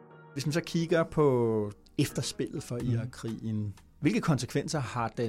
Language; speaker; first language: Danish; native; Danish